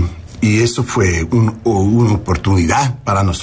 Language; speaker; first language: Spanish; early bilingual, heritage; English